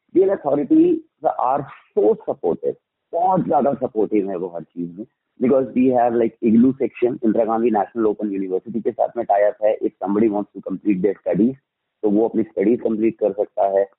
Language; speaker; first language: Hindi; native; Hindi